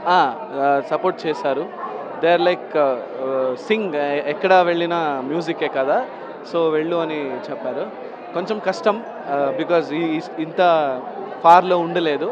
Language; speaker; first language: Telugu; non-native, learner; Kannada